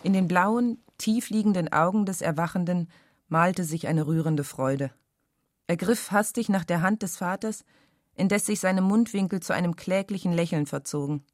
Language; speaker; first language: German; native; German